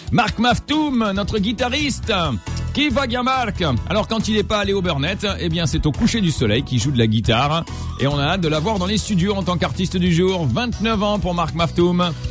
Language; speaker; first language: French; non-native, local second language; Arabic